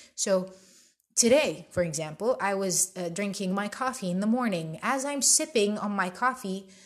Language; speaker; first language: English; early bilingual, other home language; Arabic